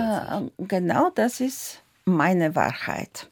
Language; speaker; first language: German; non-native, fluent; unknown